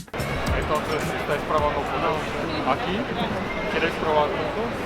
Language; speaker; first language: Spanish; non-native, learner; English